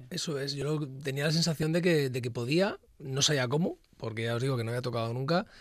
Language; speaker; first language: Spanish; native; Spanish